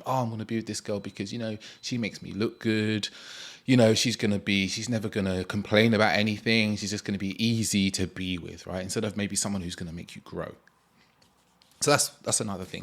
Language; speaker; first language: English; native; English